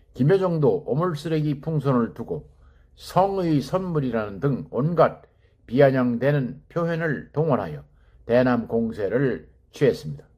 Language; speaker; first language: Korean; native; Korean